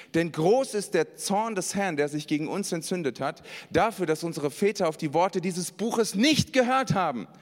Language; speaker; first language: German; native; German